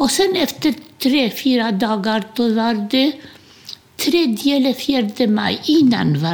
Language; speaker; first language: Swedish; non-native, fluent; Polish